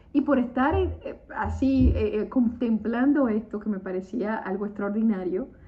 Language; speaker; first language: Spanish; native; Spanish